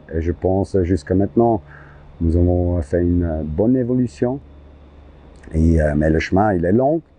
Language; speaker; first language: French; non-native, local second language; German